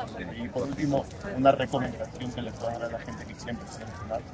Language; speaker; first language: Spanish; native; Spanish